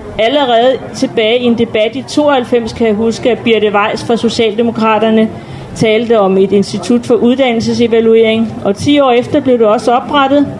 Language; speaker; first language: Danish; native; Danish